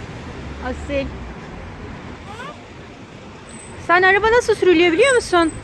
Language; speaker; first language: Turkish; native; Turkish